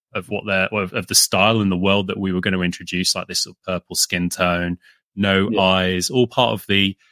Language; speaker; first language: English; native; English